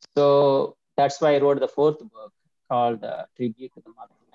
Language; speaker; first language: English; non-native, local second language; Telugu